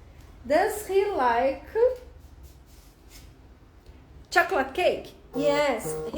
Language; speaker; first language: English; non-native, fluent; Portuguese